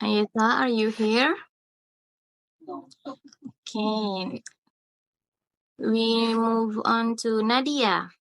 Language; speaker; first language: English; non-native, fluent; Indonesian